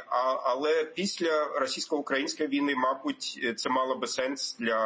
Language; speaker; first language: Ukrainian; non-native, fluent; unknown